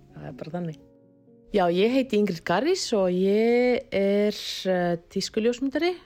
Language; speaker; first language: Icelandic; non-native, fluent; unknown